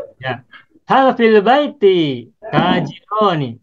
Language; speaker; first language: Arabic; non-native, fluent; Indonesian